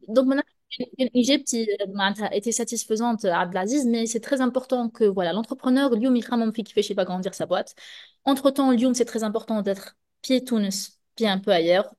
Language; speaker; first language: French; non-native, local second language; Arabic